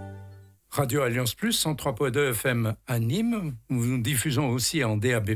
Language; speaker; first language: French; native; French